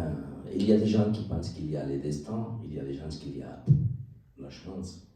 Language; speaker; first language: French; non-native, learner; Spanish